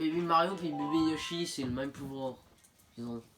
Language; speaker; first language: French; native; French